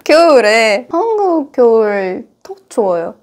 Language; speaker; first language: Korean; non-native, learner; Russian